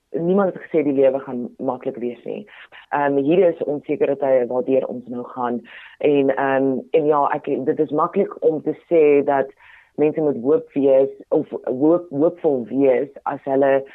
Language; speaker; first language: Afrikaans; non-native, local second language; Tswana